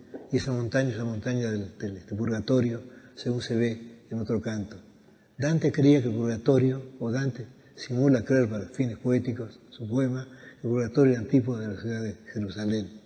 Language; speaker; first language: Spanish; native; Spanish